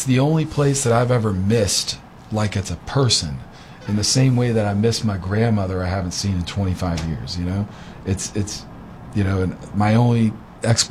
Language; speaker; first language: English; native; English